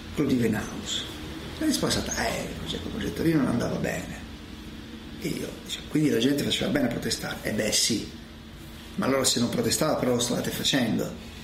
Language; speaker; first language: Italian; native; Italian